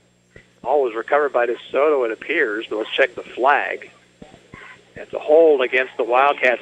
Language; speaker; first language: English; native; English